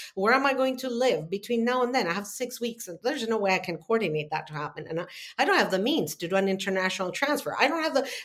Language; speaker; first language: English; non-native, fluent; Spanish